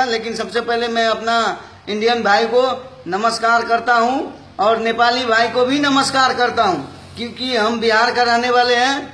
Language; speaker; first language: Hindi; non-native, local second language; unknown